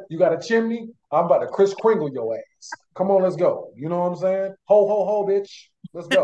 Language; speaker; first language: English; native; English